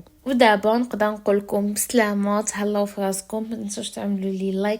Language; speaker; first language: Arabic; native; Arabic